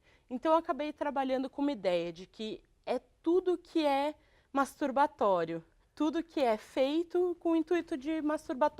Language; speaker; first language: Portuguese; native; Portuguese